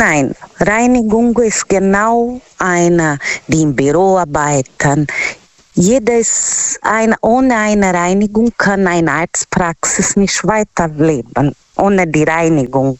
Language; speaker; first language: German; non-native, learner; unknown